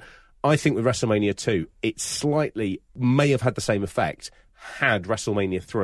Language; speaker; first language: English; native; English